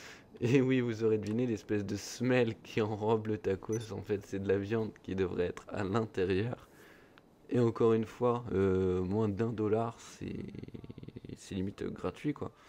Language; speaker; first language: French; native; French